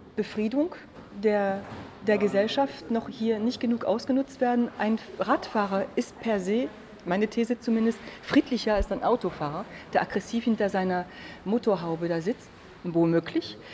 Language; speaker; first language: German; non-native, fluent; French